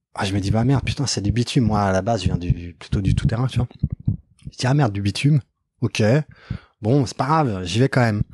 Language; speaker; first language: French; native; French